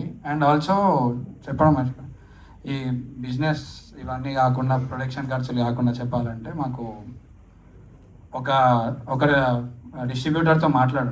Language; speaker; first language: Telugu; native; Telugu